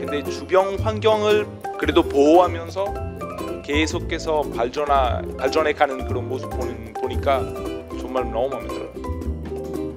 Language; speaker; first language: Korean; non-native, fluent; Italian